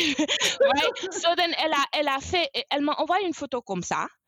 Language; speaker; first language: French; non-native, local second language; Wolof